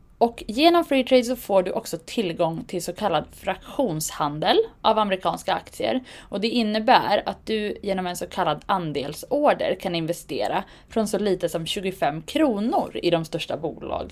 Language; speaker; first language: Swedish; native; Swedish